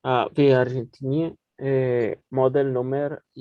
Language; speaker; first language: Polish; non-native, learner; Spanish